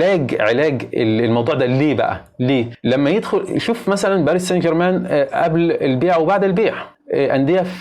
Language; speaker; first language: Arabic; native; Arabic